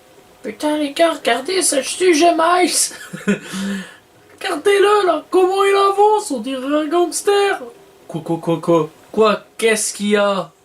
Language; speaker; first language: French; native; French